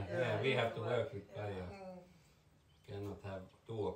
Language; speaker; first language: English; non-native, learner; Finnish